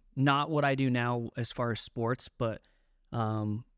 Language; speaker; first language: English; native; English